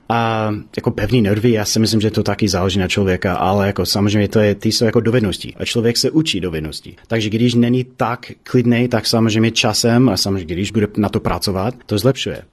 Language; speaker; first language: Czech; non-native, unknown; English